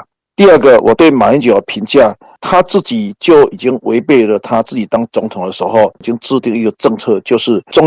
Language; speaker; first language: Chinese; native; Chinese